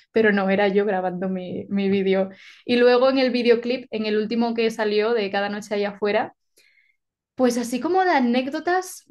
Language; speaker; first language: Spanish; native; Spanish